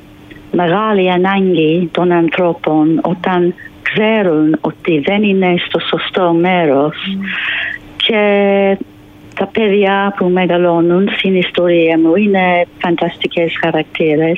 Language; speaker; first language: Greek; non-native, fluent; English